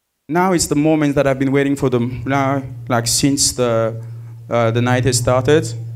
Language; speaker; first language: English; non-native, fluent; French